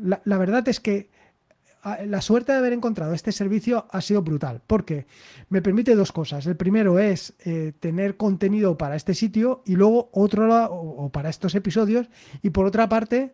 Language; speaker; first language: Spanish; native; Spanish